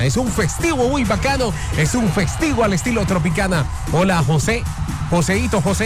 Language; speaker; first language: Spanish; native; Spanish